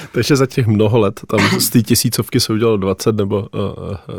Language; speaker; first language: Czech; native; Czech